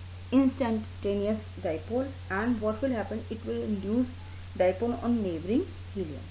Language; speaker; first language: English; non-native, local second language; Hindi